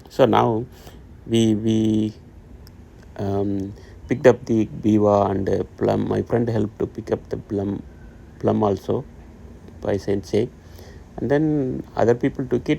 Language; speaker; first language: English; non-native, local second language; Tamil